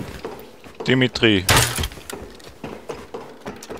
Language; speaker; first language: English; non-native, fluent; German